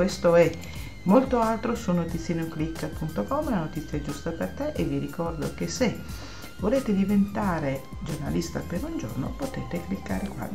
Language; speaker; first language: Italian; native; Italian